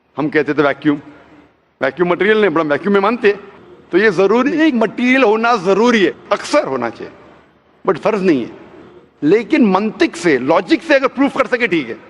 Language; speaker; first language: Hindi; non-native, local second language; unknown